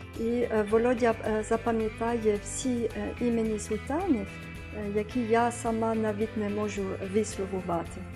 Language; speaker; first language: Ukrainian; non-native, fluent; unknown